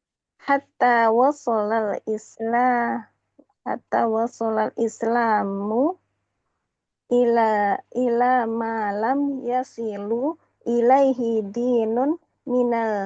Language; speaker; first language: Arabic; non-native, learner; Indonesian